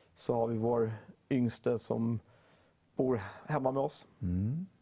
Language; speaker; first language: Swedish; native; Swedish